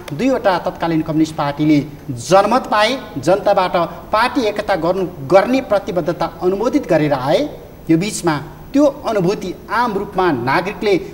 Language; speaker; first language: Nepali; native; Nepali